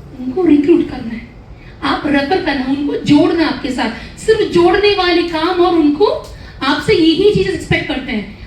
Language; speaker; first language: Hindi; non-native, local second language; Malayalam